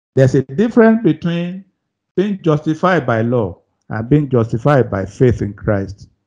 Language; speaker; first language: English; non-native, local second language; Yoruba